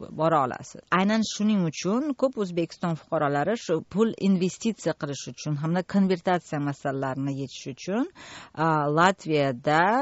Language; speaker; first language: Uzbek; native; Uzbek